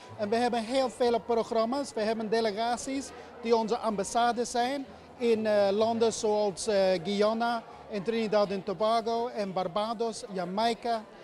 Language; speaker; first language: Dutch; non-native, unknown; English